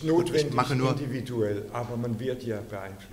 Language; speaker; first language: German; non-native, fluent; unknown